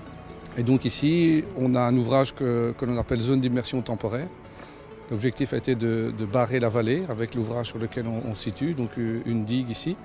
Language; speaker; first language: French; native; French